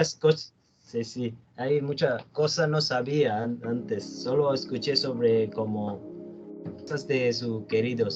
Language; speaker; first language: Spanish; non-native, learner; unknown